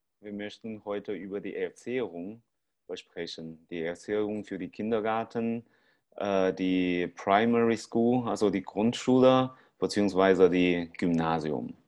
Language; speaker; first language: German; non-native, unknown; Chinese